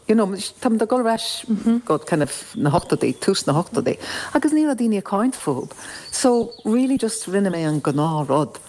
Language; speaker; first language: Irish; non-native, local second language; English